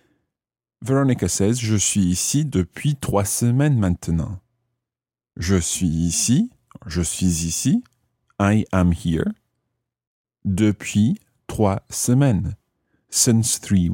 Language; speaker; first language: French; non-native, fluent; English